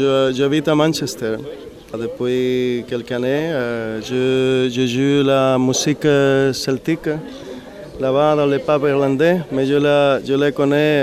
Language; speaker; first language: French; non-native, learner; Spanish